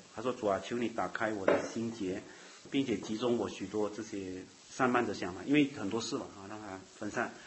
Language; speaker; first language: Chinese; native; Chinese